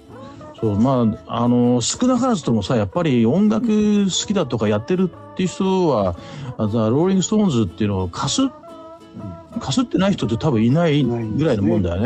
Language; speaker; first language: Japanese; native; Japanese